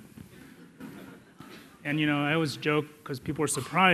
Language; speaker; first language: English; non-native, local second language; Tibetan